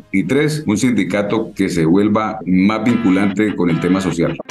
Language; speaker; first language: Spanish; native; Spanish